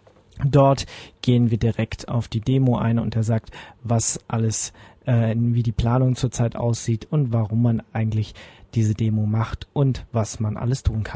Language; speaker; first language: German; native; German